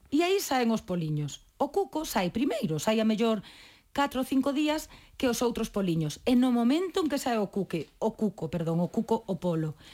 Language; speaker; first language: Galician; native; Galician